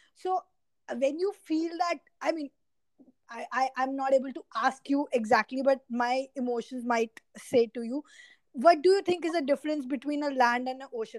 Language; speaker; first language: English; non-native, local second language; Hindi